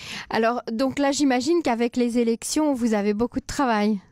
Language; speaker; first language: French; native; French